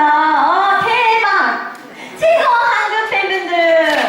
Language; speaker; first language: Korean; non-native, learner; Japanese